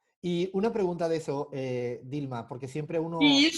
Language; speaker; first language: Spanish; native; Spanish